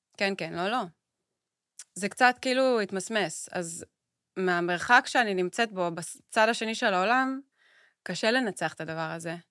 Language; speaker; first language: Hebrew; native; Hebrew